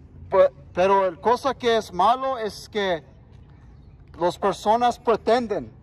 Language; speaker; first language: Spanish; non-native, learner; English